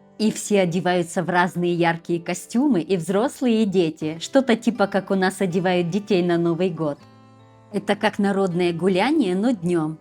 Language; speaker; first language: Russian; native; Russian